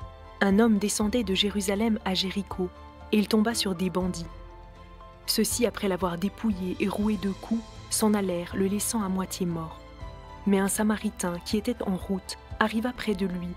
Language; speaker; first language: French; native; French